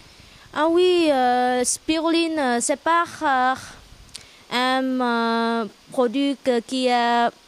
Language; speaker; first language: French; non-native, learner; Vietnamese